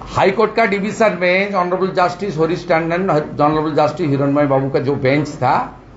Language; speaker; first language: Hindi; non-native, local second language; Bangla